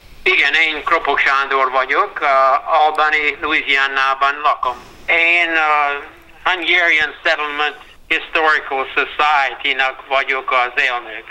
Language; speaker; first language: Hungarian; early bilingual, heritage; Hungarian